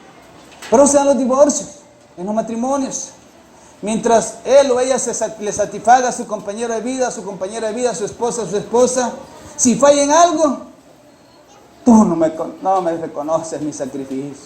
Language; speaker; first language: Spanish; native; Spanish